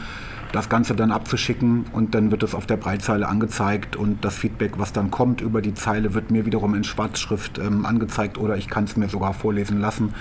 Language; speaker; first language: German; native; German